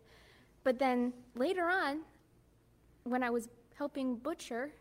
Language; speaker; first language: English; native; English